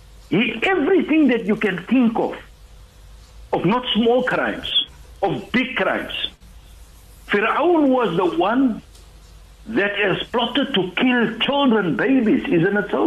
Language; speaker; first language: English; non-native, local second language; Afrikaans